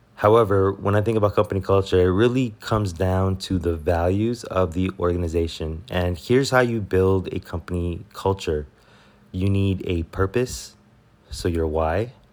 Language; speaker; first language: English; early bilingual, other home language; Spanish